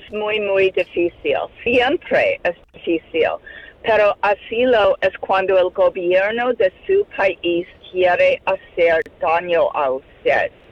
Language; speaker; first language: Spanish; non-native, fluent; English